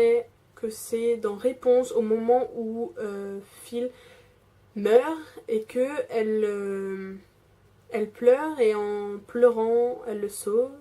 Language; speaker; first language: French; native; French